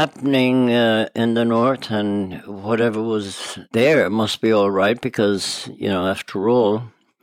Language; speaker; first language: English; native; English